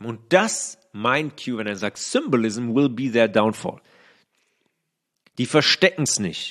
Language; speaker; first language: German; native; German